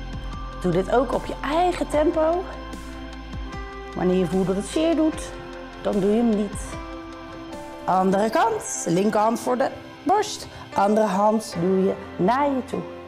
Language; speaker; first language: Dutch; native; Dutch